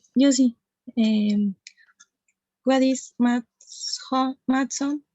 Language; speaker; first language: English; non-native, learner; Spanish